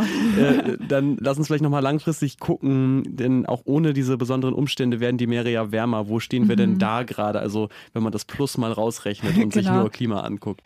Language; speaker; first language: German; native; German